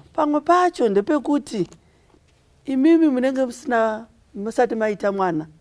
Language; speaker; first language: Shona; native; Shona